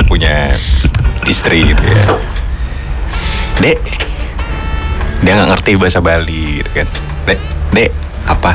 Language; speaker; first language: Indonesian; non-native, local second language; Javanese